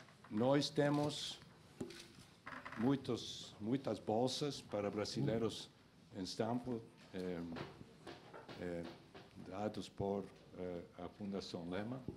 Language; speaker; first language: Portuguese; non-native, learner; Spanish